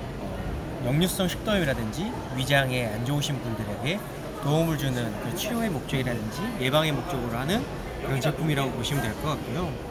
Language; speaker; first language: Korean; native; Korean